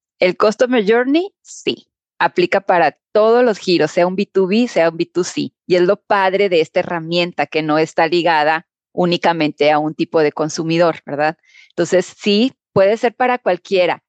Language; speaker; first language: Spanish; native; Spanish